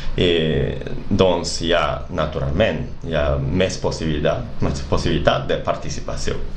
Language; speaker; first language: Catalan; non-native, fluent; Japanese